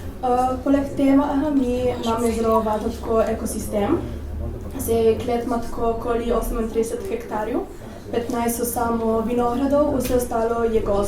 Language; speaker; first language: Slovenian; early bilingual, heritage; Italian